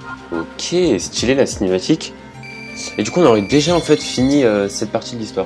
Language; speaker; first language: French; native; French